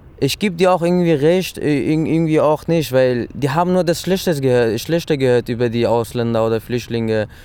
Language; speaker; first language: German; early bilingual, other home language; Persian